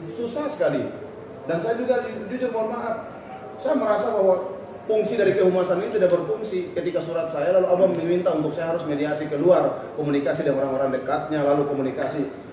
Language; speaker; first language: Indonesian; native; Indonesian